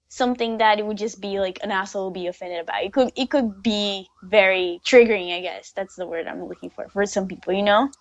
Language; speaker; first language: English; non-native, fluent; Portuguese